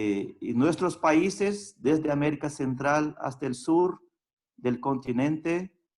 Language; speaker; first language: Spanish; non-native, fluent; Portuguese